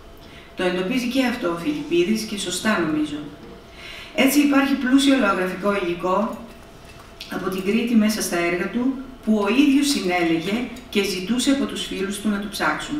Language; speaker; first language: Greek; native; Greek